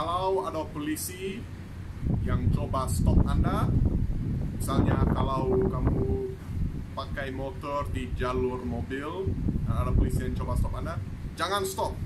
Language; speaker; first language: Indonesian; non-native, fluent; English